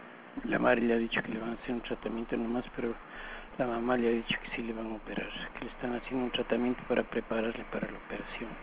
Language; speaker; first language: Spanish; native; Spanish